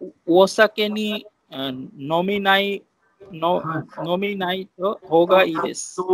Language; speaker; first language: Japanese; non-native, learner; Bangla